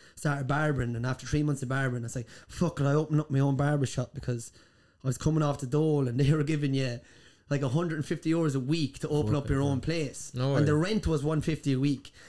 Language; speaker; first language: English; native; English